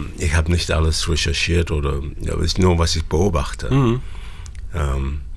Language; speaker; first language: German; non-native, fluent; English